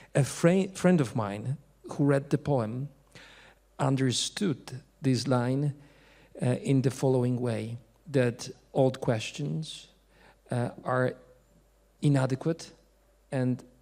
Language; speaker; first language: English; non-native, fluent; Polish